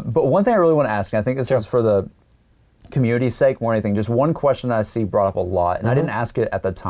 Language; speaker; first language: English; native; English